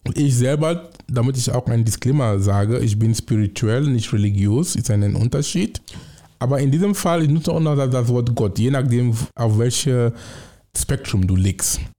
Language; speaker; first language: German; non-native, fluent; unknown